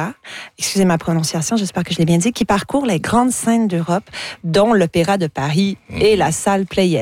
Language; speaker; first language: French; native; French